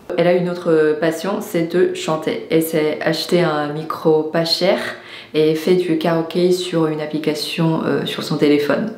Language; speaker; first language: French; non-native, fluent; Chinese